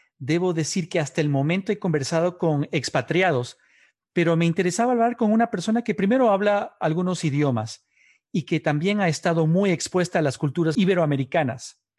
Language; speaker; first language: Spanish; native; Spanish